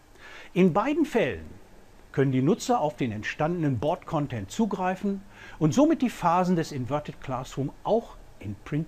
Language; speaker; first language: German; native; German